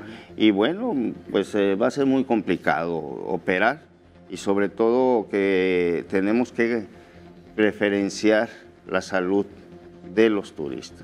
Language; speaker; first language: Spanish; native; Spanish